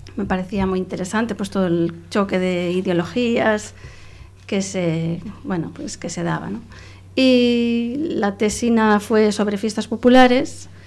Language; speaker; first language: Spanish; non-native, local second language; Catalan